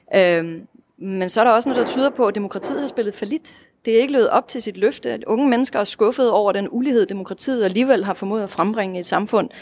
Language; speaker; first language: Danish; non-native, fluent; Russian